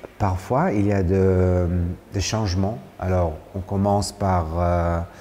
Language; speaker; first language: French; non-native, fluent; Hebrew